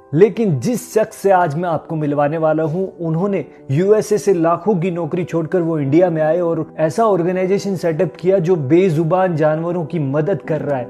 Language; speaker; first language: Hindi; native; Hindi